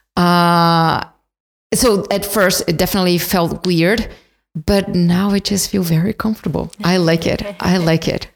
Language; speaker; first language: English; non-native, fluent; Portuguese